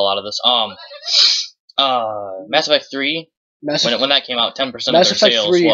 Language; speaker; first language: English; native; English